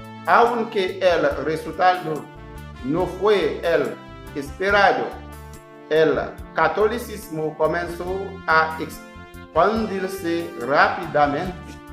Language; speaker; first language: Spanish; non-native, learner; Haitian Creole